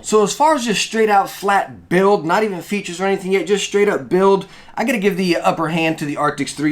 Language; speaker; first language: English; native; English